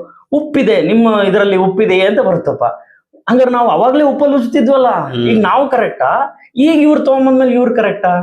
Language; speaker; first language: Kannada; native; Kannada